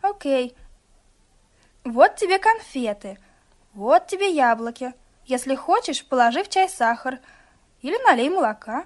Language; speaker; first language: Russian; native; Russian